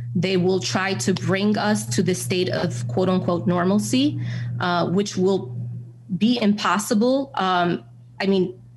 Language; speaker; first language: English; native; English